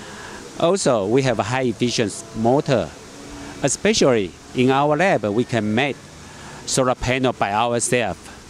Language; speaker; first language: English; non-native, learner; Chinese